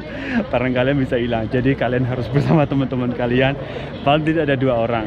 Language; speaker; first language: Indonesian; non-native, local second language; Javanese